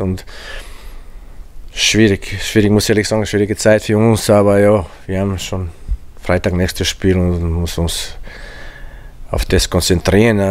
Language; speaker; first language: German; non-native, fluent; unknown